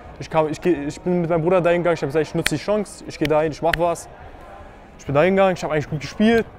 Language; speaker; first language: German; early bilingual, other home language; Kurdish